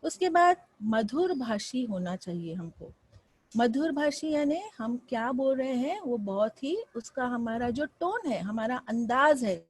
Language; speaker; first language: Hindi; non-native, local second language; Marathi